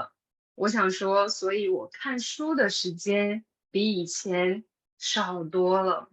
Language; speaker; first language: Chinese; non-native, fluent; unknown